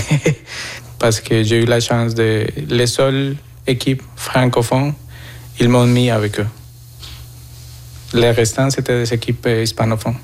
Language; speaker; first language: French; non-native, fluent; Spanish